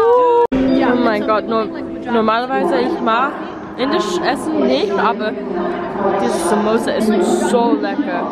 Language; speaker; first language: German; non-native, learner; English